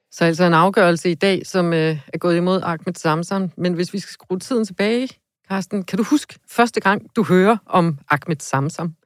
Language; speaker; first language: Danish; native; Danish